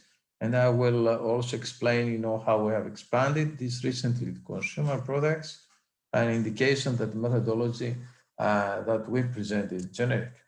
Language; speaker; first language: English; non-native, fluent; Greek